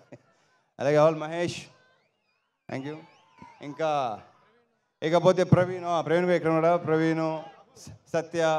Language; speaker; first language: Telugu; native; Telugu